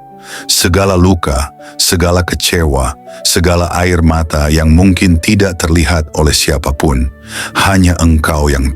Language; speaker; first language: Indonesian; native; Indonesian